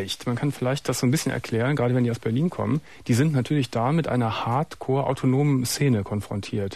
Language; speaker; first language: German; native; German